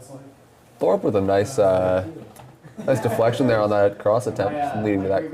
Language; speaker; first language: English; native; English